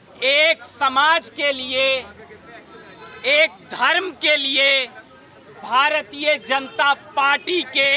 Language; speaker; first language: Hindi; native; Hindi